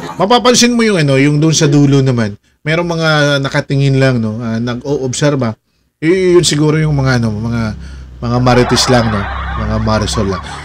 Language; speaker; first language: Filipino; non-native, local second language; Waray